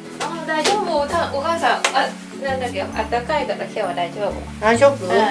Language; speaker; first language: Japanese; non-native, fluent; Thai